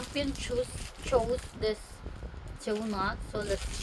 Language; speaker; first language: English; non-native, local second language; Filipino